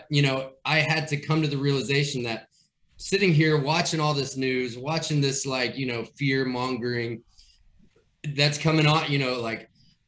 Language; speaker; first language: English; native; English